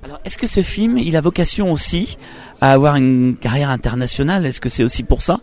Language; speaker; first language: French; native; French